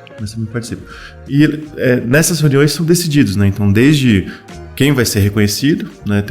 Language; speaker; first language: Portuguese; native; Portuguese